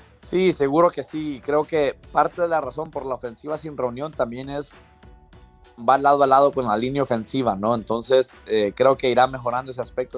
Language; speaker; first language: Spanish; native; Spanish